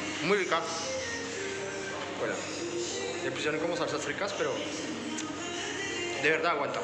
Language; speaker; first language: Spanish; non-native, fluent; French